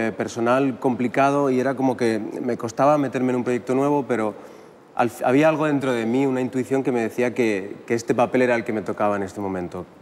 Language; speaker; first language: Spanish; native; Spanish